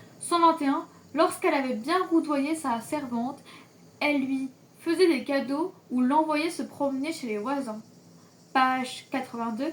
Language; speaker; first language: French; native; French